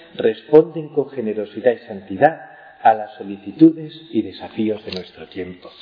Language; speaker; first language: Spanish; non-native, local second language; Catalan